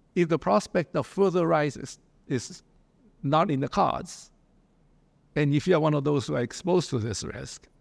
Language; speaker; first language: English; early bilingual, other home language; Japanese